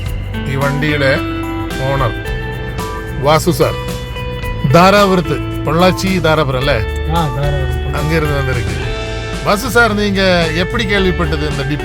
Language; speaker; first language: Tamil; non-native, learner; Malayalam